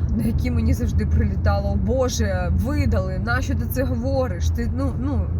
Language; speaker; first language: Ukrainian; non-native, local second language; Russian